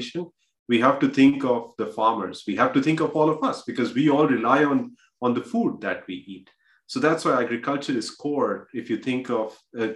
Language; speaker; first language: English; non-native, local second language; Hindi